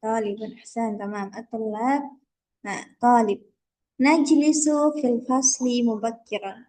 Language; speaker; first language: Arabic; non-native, fluent; Indonesian